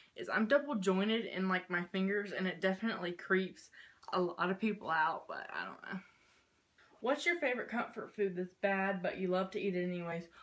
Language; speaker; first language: English; native; English